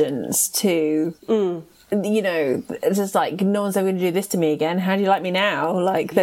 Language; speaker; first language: English; native; English